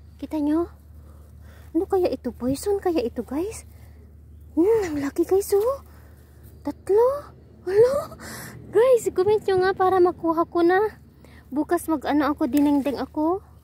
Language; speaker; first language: Filipino; non-native, local second language; Iloko